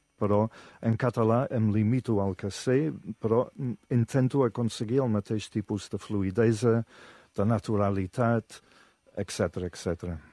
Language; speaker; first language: Catalan; non-native, fluent; English